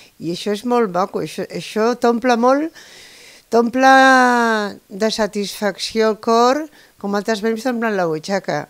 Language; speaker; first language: Catalan; non-native, local second language; Spanish